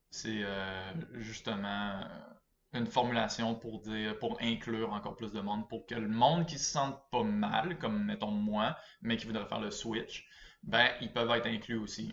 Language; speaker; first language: French; native; French